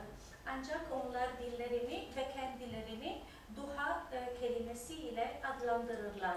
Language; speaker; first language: Turkish; non-native, fluent; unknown